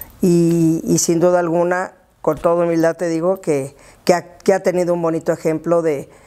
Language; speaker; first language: Spanish; native; Spanish